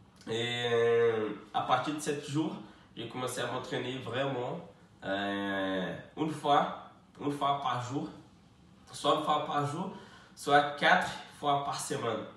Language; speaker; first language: French; non-native, fluent; Portuguese